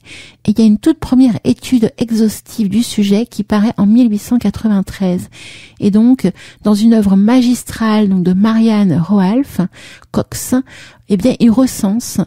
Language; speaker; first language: French; native; French